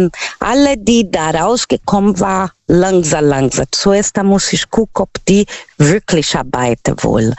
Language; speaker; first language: German; non-native, learner; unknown